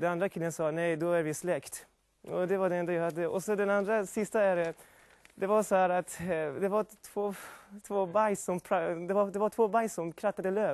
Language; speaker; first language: Swedish; non-native, fluent; Persian